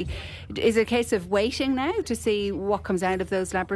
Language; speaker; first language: English; native; English